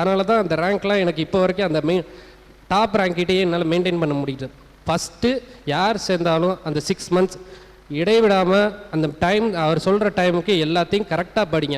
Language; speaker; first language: Tamil; native; Tamil